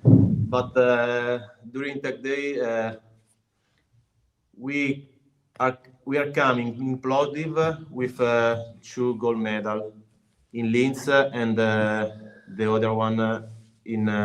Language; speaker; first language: English; non-native, learner; Italian